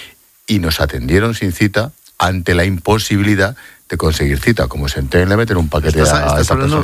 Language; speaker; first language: Spanish; native; Spanish